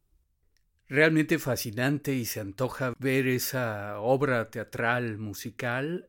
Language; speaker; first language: Spanish; native; Spanish